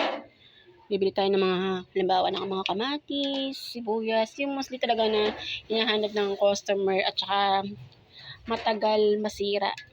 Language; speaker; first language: Filipino; native; Filipino